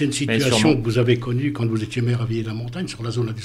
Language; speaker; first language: French; native; French